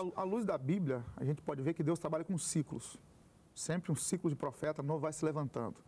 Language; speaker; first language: Portuguese; native; Portuguese